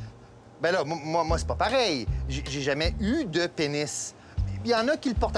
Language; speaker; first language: French; native; French